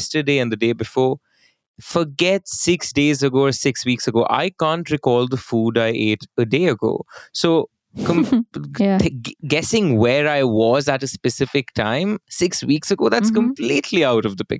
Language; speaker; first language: English; non-native, local second language; Hindi